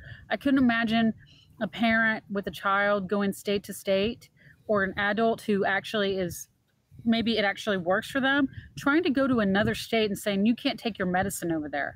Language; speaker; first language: English; native; English